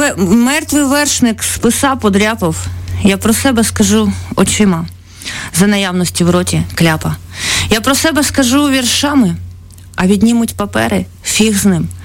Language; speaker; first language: Ukrainian; native; Ukrainian